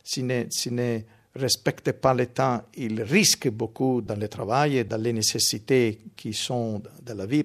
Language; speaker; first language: French; non-native, fluent; Italian